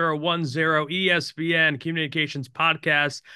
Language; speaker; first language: English; native; English